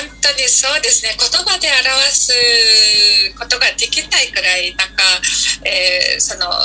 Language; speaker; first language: Japanese; non-native, fluent; Mongolian